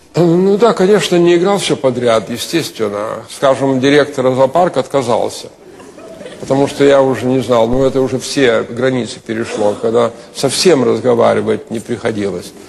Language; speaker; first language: Russian; non-native, local second language; Lithuanian